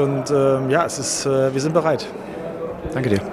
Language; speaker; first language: German; native; German